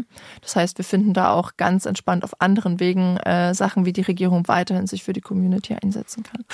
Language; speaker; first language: German; native; German